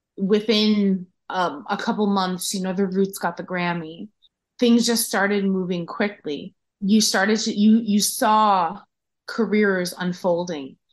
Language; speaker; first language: English; native; English